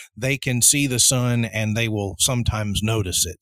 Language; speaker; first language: English; early bilingual, other home language; Spanish